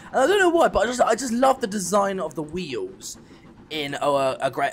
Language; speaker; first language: English; native; English